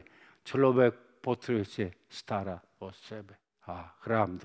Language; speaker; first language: Czech; non-native, fluent; Korean